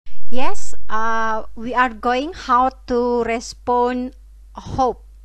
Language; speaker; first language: English; non-native, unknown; Indonesian